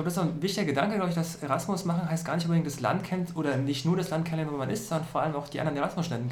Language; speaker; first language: German; native; German